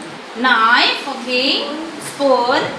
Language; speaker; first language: English; non-native, learner; Indonesian